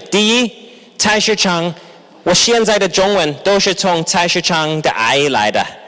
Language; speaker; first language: Chinese; non-native, fluent; English